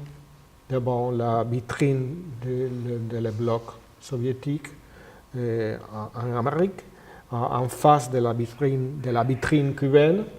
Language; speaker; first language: French; non-native, fluent; Spanish